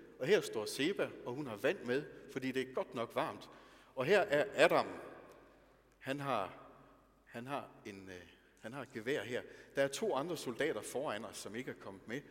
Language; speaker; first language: Danish; native; Danish